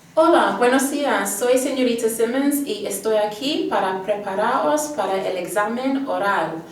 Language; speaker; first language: Spanish; non-native, fluent; English